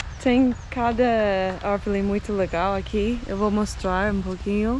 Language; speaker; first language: Portuguese; non-native, fluent; English